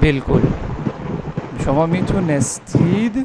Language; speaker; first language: Persian; non-native, fluent; Urdu